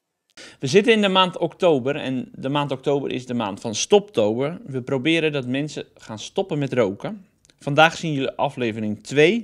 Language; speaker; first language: Dutch; native; Dutch